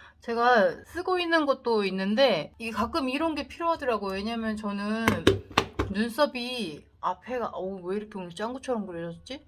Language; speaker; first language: Korean; native; Korean